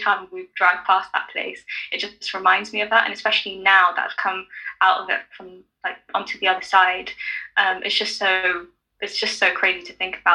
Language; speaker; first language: English; native; English